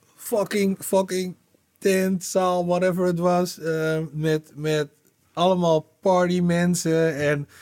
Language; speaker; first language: Dutch; native; Dutch